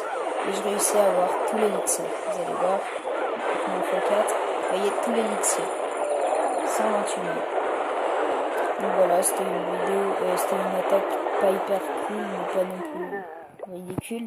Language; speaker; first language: French; native; French